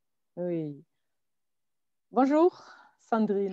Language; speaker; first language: French; non-native, fluent; German